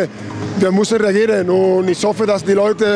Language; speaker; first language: German; non-native, fluent; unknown